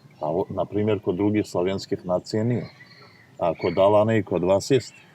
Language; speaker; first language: Serbian; non-native, fluent; Ossetic